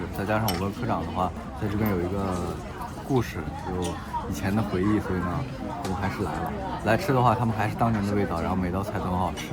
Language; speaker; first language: Chinese; native; Chinese